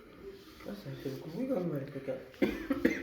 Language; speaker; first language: French; native; French